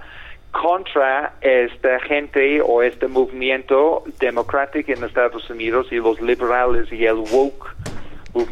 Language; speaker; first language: Spanish; non-native, fluent; English